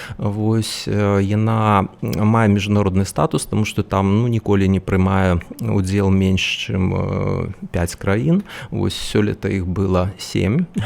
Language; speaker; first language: Belarusian; non-native, local second language; Russian